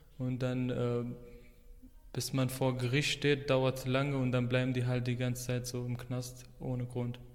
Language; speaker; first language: German; non-native, fluent; Arabic